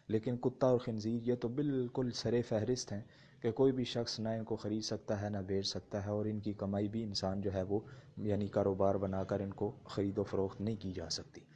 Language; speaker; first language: Urdu; non-native, local second language; Punjabi